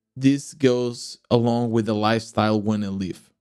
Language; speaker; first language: English; non-native, fluent; Portuguese